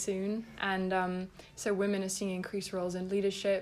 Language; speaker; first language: English; native; English